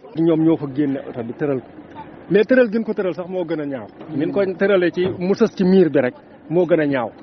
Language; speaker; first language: Wolof; native; Wolof